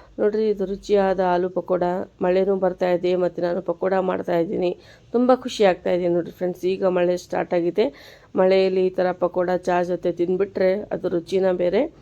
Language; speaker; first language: Kannada; native; Kannada